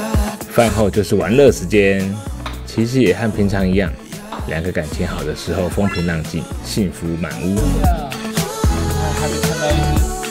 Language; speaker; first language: Chinese; native; Chinese